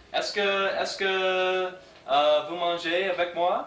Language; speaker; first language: French; non-native, learner; English